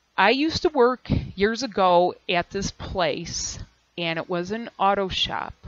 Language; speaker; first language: English; native; English